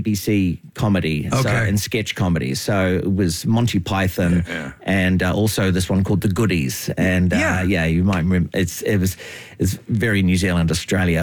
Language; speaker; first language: English; native; English